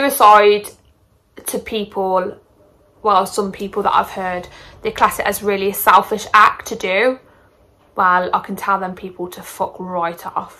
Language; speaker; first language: English; native; English